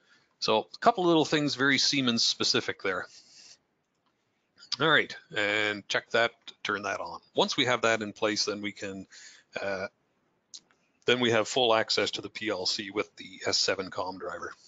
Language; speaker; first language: English; native; English